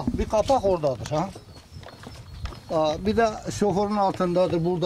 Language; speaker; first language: Turkish; non-native, local second language; Kurdish